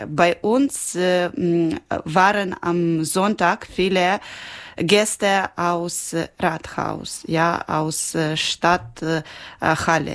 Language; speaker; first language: German; non-native, learner; Ukrainian